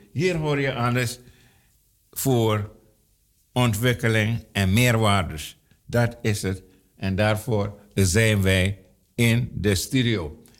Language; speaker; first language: Dutch; native; Dutch